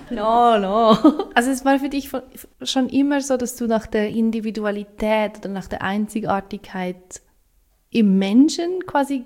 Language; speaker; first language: German; native; German